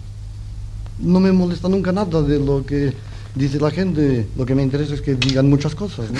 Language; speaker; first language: Spanish; non-native, local second language; Catalan